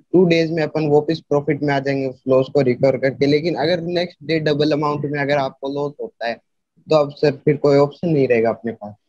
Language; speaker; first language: Hindi; native; Hindi